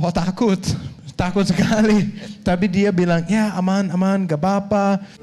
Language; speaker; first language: Indonesian; non-native, learner; Danish